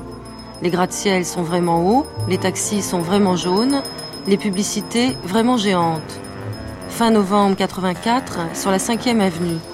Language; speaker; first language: French; native; French